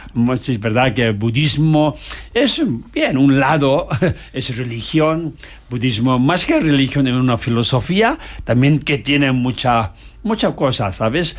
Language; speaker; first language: Spanish; non-native, learner; Tibetan